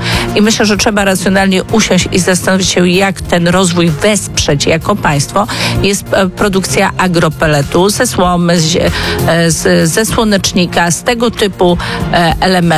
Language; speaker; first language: Polish; native; Polish